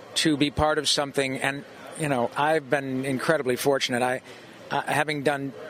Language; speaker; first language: English; native; English